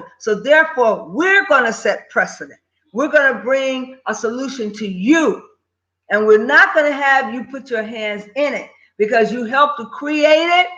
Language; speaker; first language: English; native; English